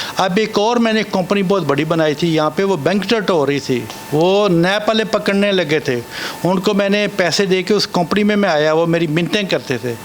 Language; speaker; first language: Urdu; non-native, local second language; Punjabi